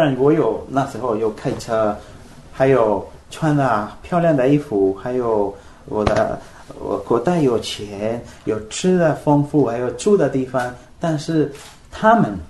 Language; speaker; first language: Chinese; non-native, fluent; Spanish